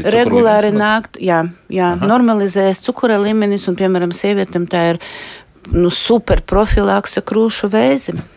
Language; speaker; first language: Latvian; non-native, local second language; Russian